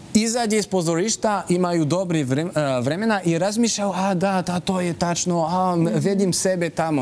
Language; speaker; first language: Croatian; non-native, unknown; French